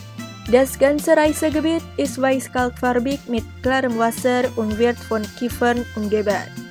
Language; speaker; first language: German; non-native, fluent; Indonesian